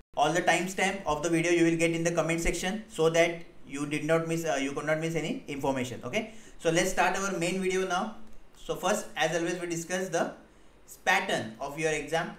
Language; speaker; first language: English; non-native, local second language; Hindi